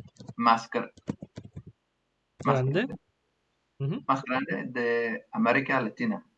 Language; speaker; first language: Spanish; non-native, learner; English